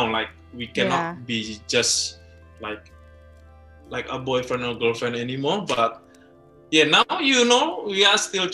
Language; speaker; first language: English; non-native, learner; Indonesian